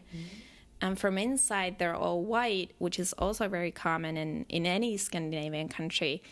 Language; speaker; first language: English; non-native, fluent; Finnish